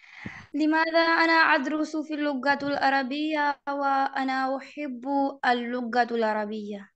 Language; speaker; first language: Arabic; non-native, learner; Urdu